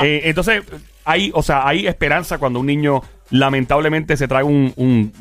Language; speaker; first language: Spanish; native; Spanish